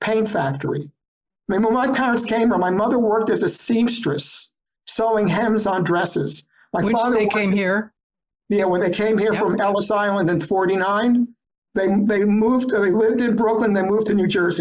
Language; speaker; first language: English; early bilingual, other home language; Yiddish